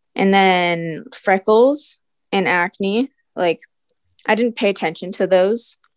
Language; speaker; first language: English; early bilingual, other home language; Filipino